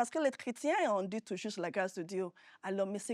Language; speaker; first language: French; non-native, fluent; Yoruba